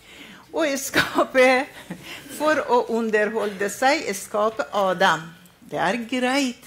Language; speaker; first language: Norwegian; non-native, fluent; Arabic